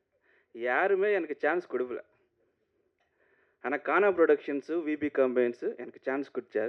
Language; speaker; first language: Tamil; non-native, learner; Telugu